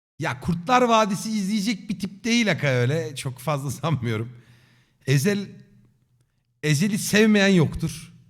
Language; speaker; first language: Turkish; native; Turkish